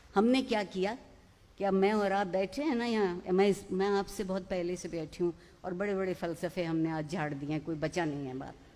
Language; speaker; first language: Urdu; non-native, local second language; Punjabi